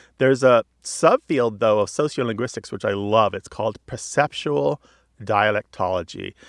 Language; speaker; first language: English; native; English